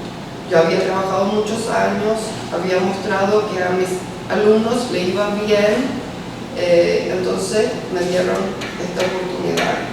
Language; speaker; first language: Spanish; early bilingual, heritage; Spanish